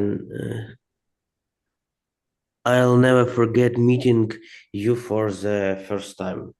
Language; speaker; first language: English; non-native, learner; Ukrainian